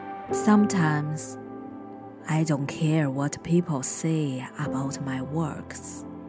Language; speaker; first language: English; non-native, fluent; Chinese